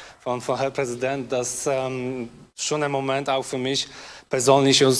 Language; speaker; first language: German; non-native, fluent; Polish